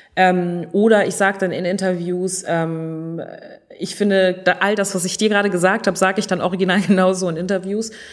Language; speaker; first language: German; early bilingual, other home language; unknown